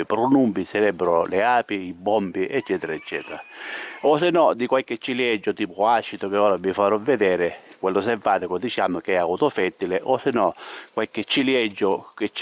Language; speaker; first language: Italian; native; Italian